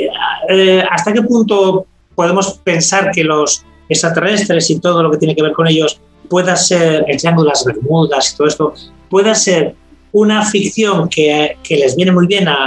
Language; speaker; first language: Spanish; native; Spanish